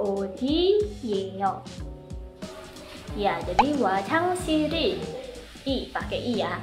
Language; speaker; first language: Indonesian; native; Indonesian